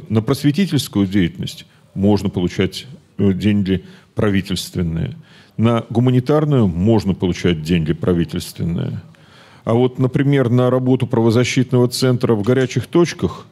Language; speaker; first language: Russian; native; Russian